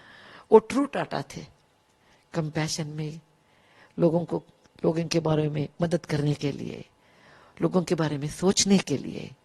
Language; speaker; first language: Hindi; non-native, local second language; Kannada